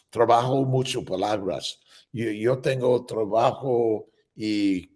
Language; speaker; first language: Spanish; non-native, learner; English